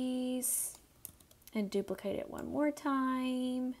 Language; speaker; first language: English; native; English